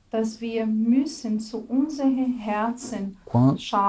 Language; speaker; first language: German; non-native, fluent; Portuguese